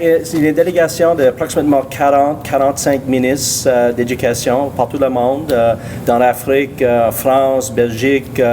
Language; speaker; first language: French; non-native, local second language; English